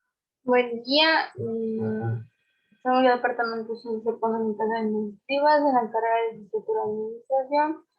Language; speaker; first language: Spanish; native; Spanish